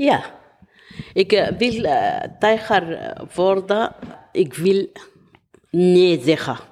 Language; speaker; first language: Dutch; non-native, learner; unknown